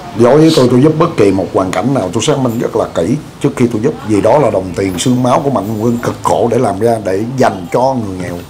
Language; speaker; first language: Vietnamese; native; Vietnamese